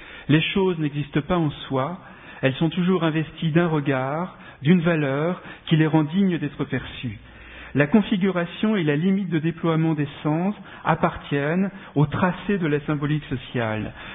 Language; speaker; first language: French; native; French